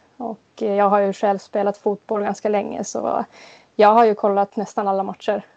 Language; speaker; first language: Swedish; non-native, local second language; Finnish